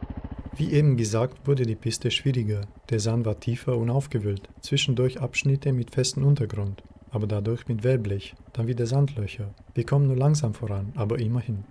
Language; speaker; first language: German; native; German